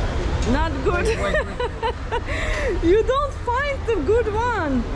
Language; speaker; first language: English; non-native, learner; Turkish